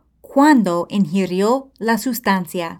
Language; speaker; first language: Spanish; non-native, fluent; English